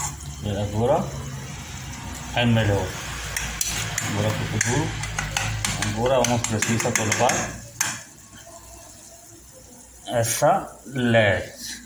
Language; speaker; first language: Portuguese; non-native, learner; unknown